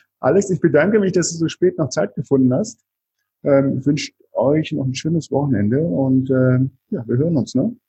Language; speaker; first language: German; native; German